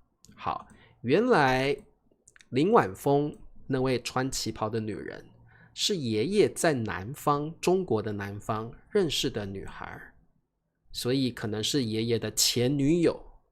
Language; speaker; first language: Chinese; native; Chinese